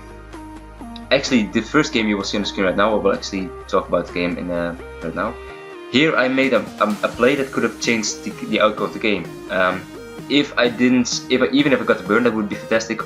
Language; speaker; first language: English; non-native, fluent; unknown